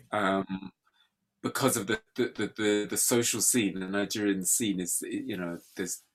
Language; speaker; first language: English; native; English